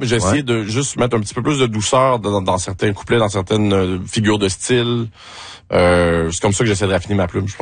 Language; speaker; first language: French; native; French